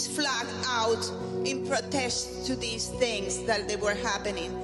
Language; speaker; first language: English; non-native, fluent; Spanish